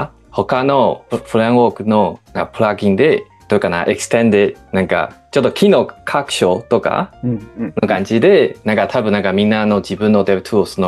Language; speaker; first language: Japanese; non-native, learner; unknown